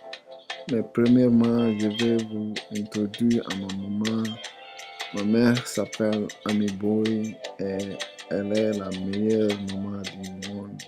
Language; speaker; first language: French; non-native, learner; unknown